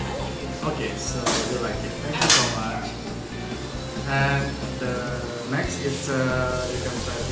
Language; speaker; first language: English; non-native, learner; Indonesian